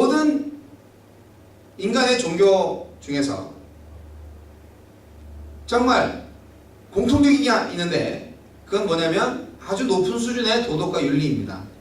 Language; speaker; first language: Korean; native; Korean